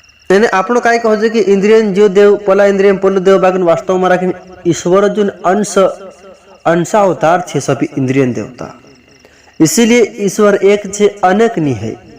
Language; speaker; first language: Hindi; non-native, local second language; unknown